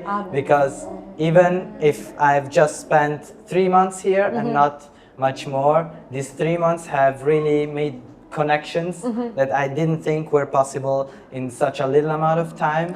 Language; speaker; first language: English; non-native, fluent; Italian